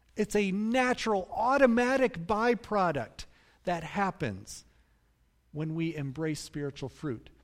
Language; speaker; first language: English; native; English